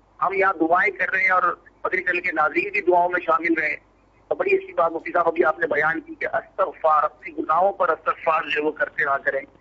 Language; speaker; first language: Urdu; native; Urdu